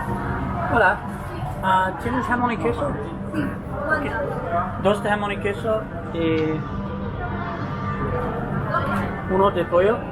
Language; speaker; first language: Spanish; non-native, learner; English